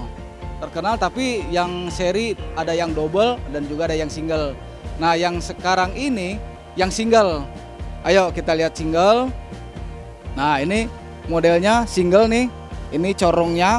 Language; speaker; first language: Indonesian; native; Indonesian